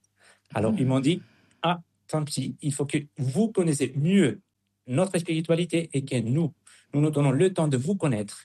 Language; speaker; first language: French; non-native, fluent; Spanish